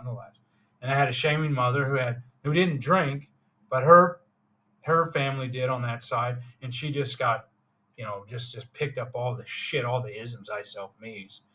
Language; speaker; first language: English; native; English